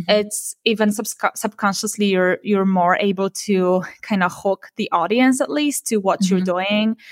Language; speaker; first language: English; non-native, fluent; Polish